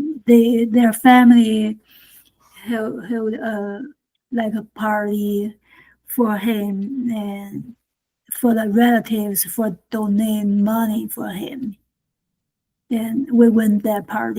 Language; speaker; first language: English; non-native, learner; Chinese